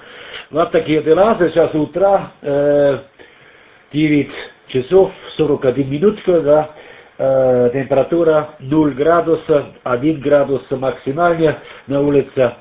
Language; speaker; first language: Russian; non-native, learner; German